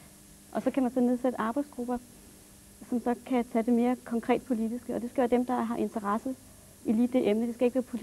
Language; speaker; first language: Danish; native; Danish